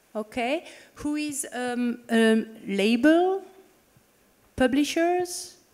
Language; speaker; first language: English; non-native, fluent; French